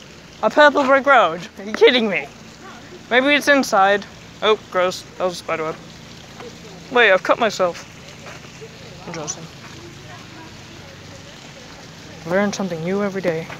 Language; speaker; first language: English; native; English